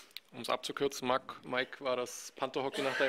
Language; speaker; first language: German; native; German